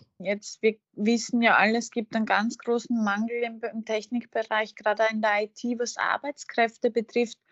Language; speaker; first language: German; native; German